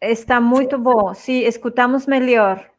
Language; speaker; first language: Portuguese; non-native, fluent; Spanish